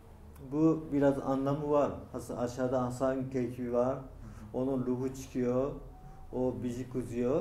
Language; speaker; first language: Turkish; non-native, learner; Japanese